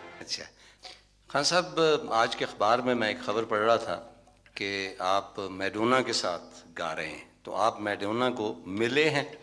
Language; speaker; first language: Urdu; non-native, local second language; Punjabi